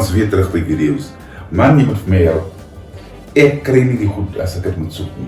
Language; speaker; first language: Afrikaans; native; Afrikaans